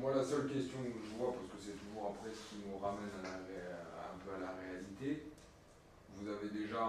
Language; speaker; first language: French; native; French